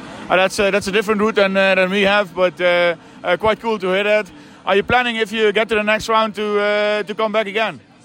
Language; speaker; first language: English; non-native, fluent; Dutch